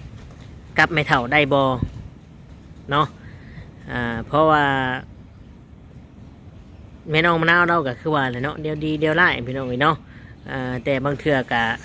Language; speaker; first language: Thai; non-native, local second language; Lao